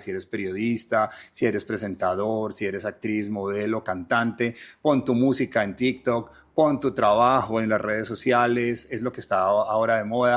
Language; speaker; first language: Spanish; native; Spanish